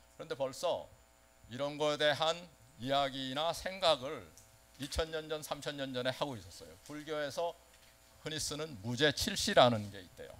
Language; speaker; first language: Korean; native; Korean